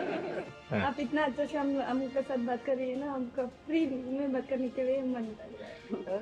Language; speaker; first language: Hindi; non-native, local second language; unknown